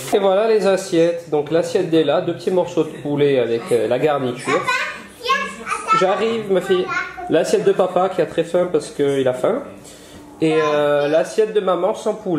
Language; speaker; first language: French; native; French